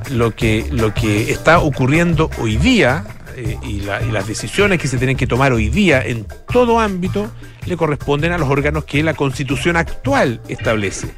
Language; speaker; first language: Spanish; native; Spanish